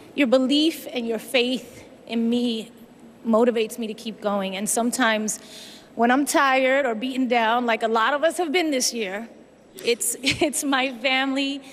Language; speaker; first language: English; early bilingual, other home language; Spanish